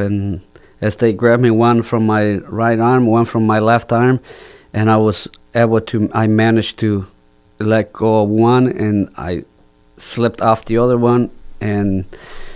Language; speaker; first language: English; non-native, fluent; Spanish